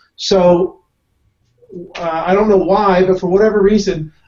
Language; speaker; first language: English; native; English